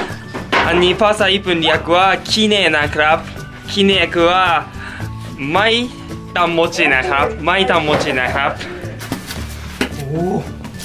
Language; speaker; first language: Thai; non-native, learner; Japanese